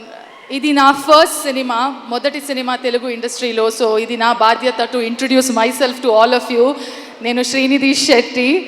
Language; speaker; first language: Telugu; non-native, learner; Kannada